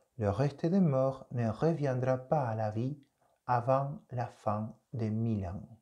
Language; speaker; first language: French; non-native, fluent; Spanish